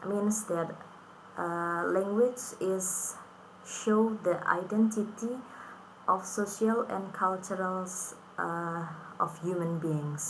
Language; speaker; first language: English; non-native, fluent; Indonesian